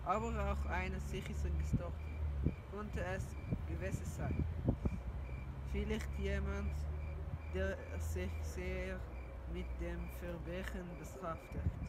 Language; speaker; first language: German; non-native, learner; Dutch